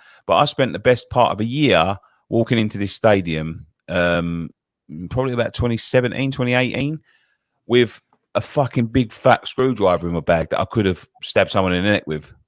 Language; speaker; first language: English; native; English